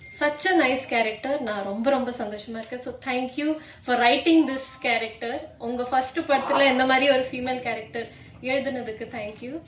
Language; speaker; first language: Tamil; non-native, local second language; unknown